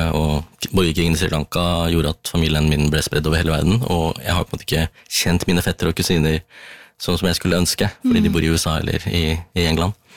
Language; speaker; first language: Norwegian; early bilingual, other home language; Tamil